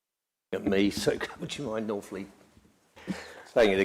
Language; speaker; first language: English; native; English